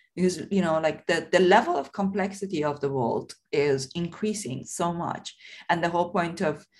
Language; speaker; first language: English; non-native, fluent; Persian